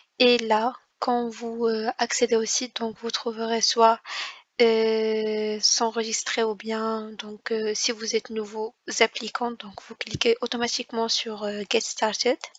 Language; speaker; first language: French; non-native, local second language; Arabic